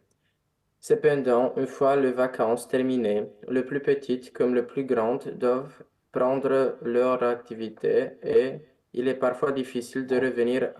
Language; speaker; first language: French; non-native, learner; Romanian